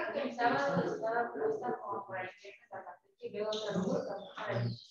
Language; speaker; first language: Spanish; native; Spanish